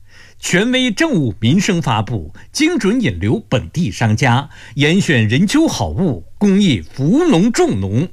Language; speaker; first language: Chinese; native; Chinese